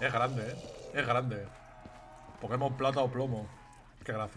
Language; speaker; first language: Spanish; native; Spanish